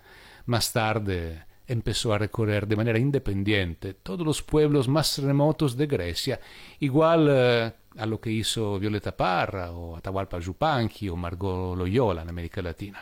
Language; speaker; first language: Spanish; non-native, fluent; Italian